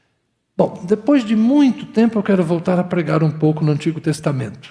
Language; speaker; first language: Portuguese; native; Portuguese